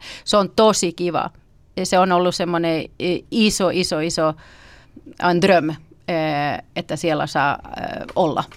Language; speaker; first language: Finnish; early bilingual, heritage; Finnish